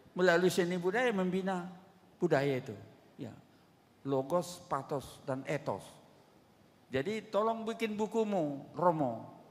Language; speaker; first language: Indonesian; non-native, local second language; Batak Toba